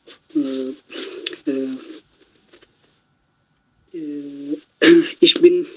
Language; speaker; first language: German; non-native, learner; Bangla